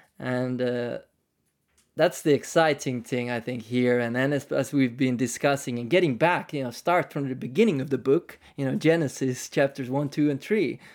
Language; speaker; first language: English; non-native, fluent; Finnish